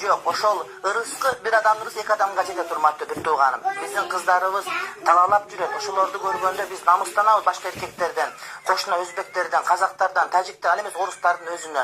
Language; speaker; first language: Kyrgyz; native; Kyrgyz